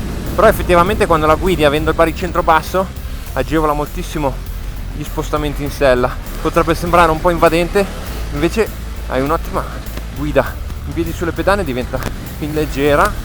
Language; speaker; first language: Italian; native; Italian